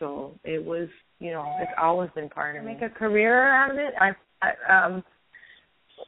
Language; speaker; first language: English; native; English